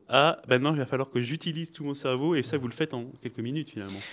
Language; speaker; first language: French; native; French